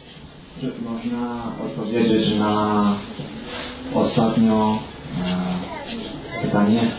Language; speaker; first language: Polish; non-native, learner; Romanian